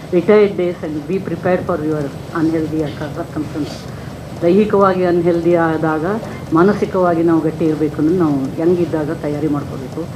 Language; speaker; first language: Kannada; native; Kannada